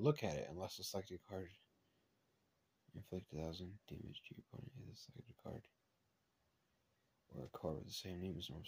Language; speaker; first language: English; native; English